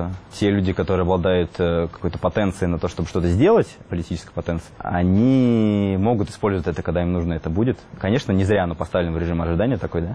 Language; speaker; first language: Russian; native; Russian